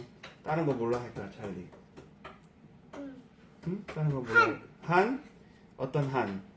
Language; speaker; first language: Korean; non-native, fluent; English